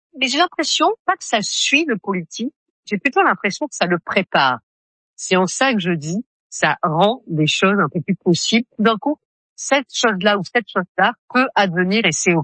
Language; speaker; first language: French; native; French